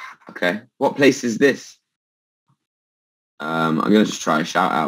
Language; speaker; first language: English; native; English